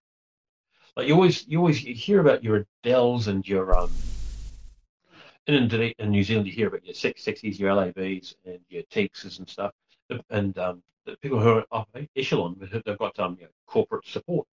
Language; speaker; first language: English; native; English